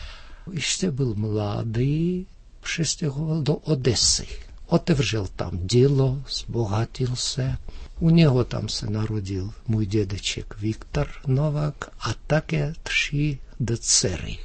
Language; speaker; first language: Czech; early bilingual, heritage; Czech